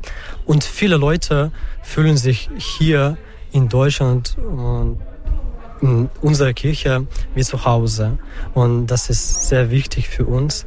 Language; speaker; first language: German; non-native, fluent; Ukrainian